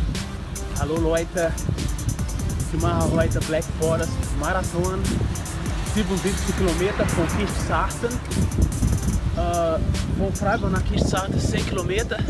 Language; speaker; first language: German; non-native, learner; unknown